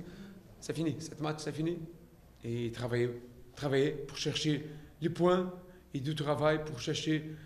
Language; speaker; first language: French; non-native, learner; Portuguese